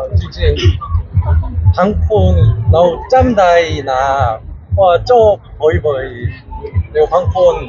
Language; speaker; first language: Thai; non-native, fluent; Korean